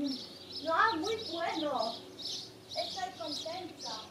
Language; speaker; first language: Spanish; non-native, learner; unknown